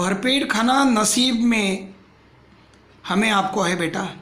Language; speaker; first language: Hindi; non-native, local second language; Marathi